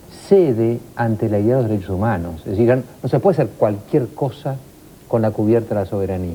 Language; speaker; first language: Spanish; native; Spanish